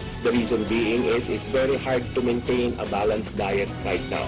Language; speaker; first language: English; non-native, local second language; Filipino